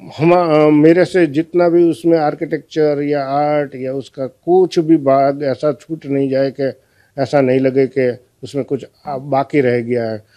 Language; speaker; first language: Hindi; non-native, local second language; Gujarati